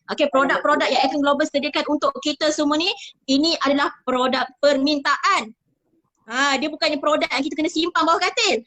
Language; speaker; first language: Malay; native; Malay